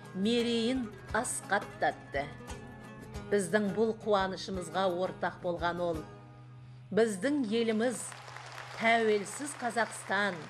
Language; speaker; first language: Kazakh; non-native, local second language; Uyghur